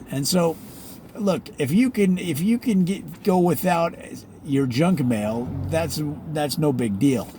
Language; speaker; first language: English; native; English